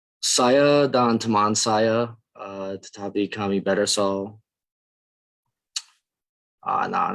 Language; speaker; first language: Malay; non-native, learner; English